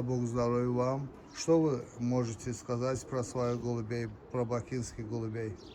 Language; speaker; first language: Russian; non-native, local second language; Azerbaijani